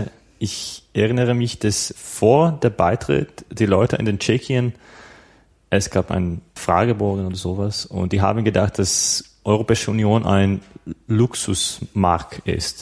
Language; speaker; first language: German; non-native, fluent; Slovak